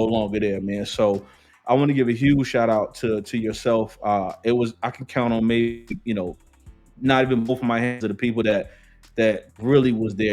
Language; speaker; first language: English; native; English